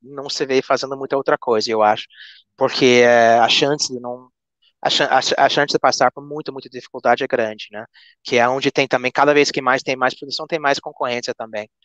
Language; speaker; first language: Portuguese; non-native, fluent; English